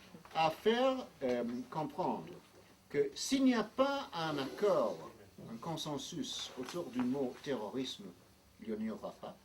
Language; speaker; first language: French; non-native, fluent; English